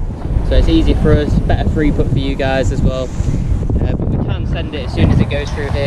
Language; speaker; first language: English; native; English